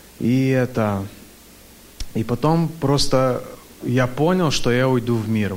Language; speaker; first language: Russian; early bilingual, heritage; Russian